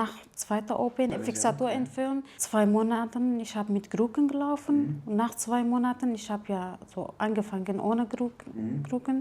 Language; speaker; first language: German; non-native, fluent; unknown